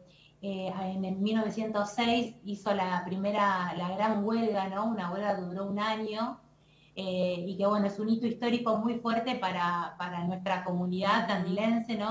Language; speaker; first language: Spanish; native; Spanish